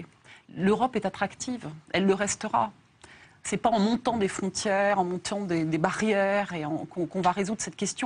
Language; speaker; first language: French; native; French